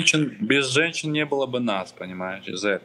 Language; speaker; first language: Russian; non-native, local second language; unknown